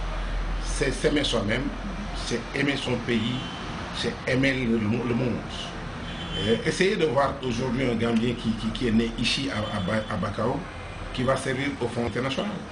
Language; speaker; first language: French; non-native, fluent; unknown